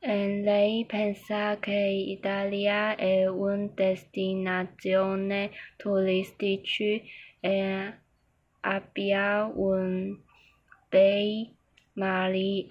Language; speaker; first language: Italian; non-native, learner; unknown